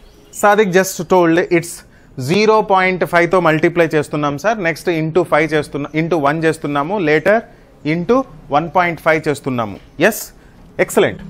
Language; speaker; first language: English; non-native, local second language; Telugu